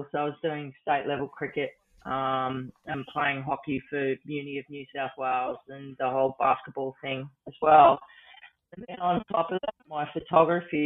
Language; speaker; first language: English; native; English